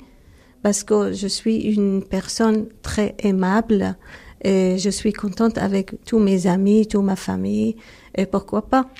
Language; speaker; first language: French; non-native, learner; Arabic